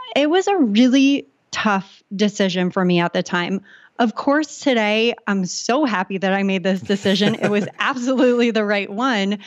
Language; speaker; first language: English; native; English